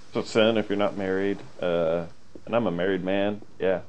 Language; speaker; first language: English; native; English